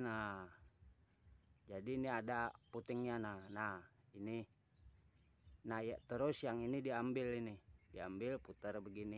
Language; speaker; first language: Indonesian; native; Indonesian